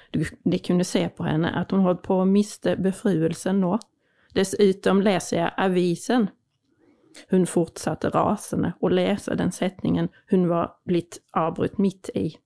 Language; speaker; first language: Norwegian; native; Norwegian